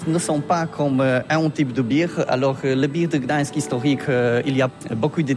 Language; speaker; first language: French; non-native, learner; Polish